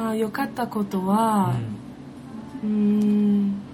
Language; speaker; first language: Japanese; non-native, learner; German